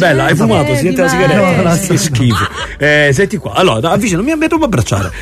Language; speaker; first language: Italian; native; Italian